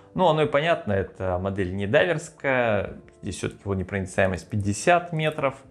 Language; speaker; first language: Russian; native; Russian